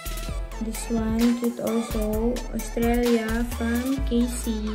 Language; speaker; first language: English; non-native, local second language; Filipino